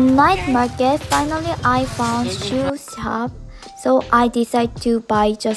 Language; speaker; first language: English; non-native, learner; Japanese